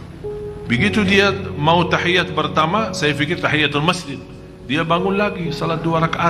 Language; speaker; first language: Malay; non-native, fluent; Arabic